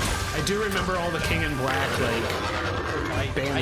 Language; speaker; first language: English; native; English